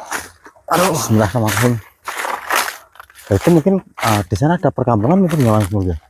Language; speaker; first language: Indonesian; native; Indonesian